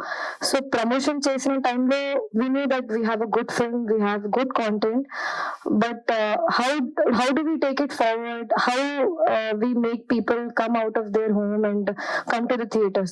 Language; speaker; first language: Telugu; non-native, learner; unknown